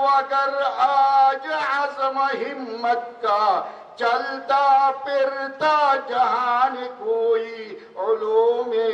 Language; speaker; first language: Urdu; non-native, fluent; Bangla